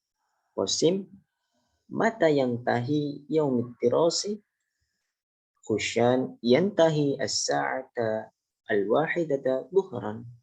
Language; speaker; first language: Arabic; non-native, learner; Indonesian